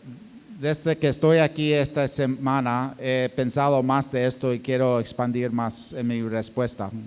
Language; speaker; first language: Spanish; non-native, fluent; English